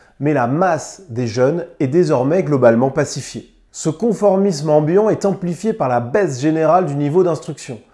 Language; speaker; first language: French; native; French